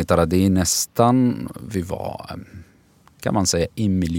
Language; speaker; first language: Swedish; non-native, learner; Arabic